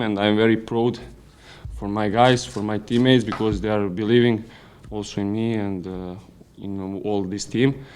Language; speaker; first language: English; non-native, learner; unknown